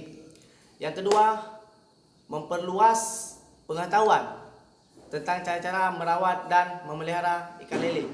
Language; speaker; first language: Indonesian; native; Indonesian